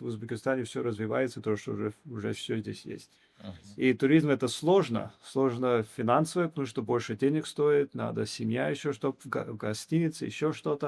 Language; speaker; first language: Russian; early bilingual, heritage; English